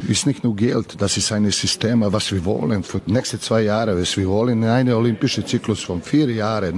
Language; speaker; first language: German; non-native, learner; Serbian